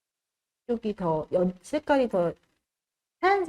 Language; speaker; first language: Korean; native; Korean